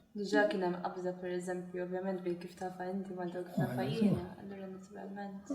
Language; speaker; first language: Maltese; native; Maltese